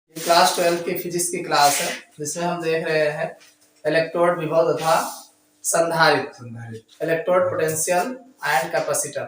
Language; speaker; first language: Hindi; native; Hindi